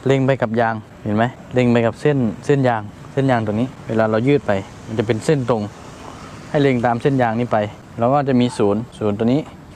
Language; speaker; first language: Thai; native; Thai